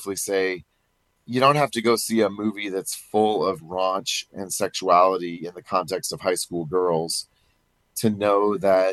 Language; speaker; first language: English; native; English